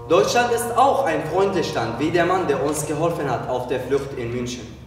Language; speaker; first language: German; non-native, fluent; Arabic